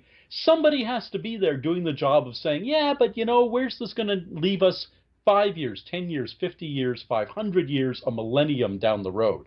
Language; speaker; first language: English; native; English